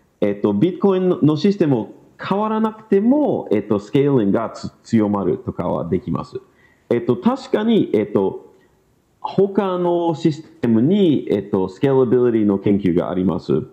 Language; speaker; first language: Japanese; non-native, learner; English